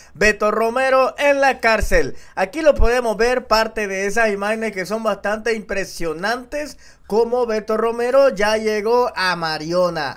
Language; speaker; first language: Spanish; native; Spanish